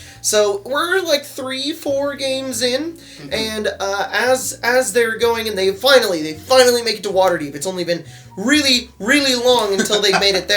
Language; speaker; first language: English; native; English